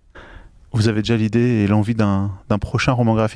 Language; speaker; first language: French; native; French